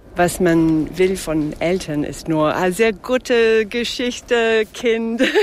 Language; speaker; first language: German; non-native, fluent; English